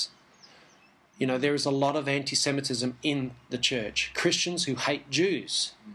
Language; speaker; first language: English; native; English